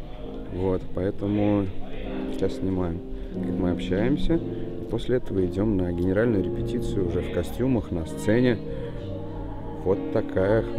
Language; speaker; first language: Russian; native; Russian